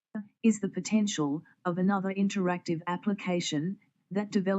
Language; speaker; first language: English; non-native, fluent; Portuguese